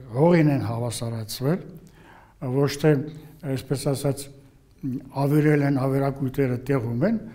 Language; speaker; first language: Armenian; native; Armenian